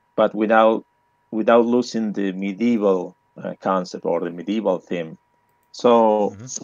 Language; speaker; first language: English; non-native, learner; Spanish